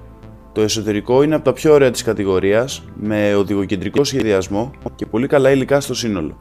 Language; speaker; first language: Greek; native; Greek